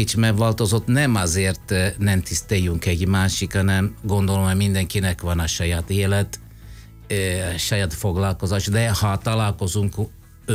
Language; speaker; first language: Hungarian; non-native, fluent; Italian